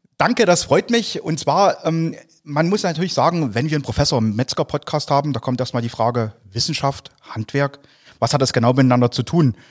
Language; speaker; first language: German; native; German